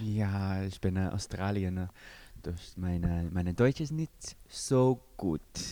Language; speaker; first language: German; non-native, learner; English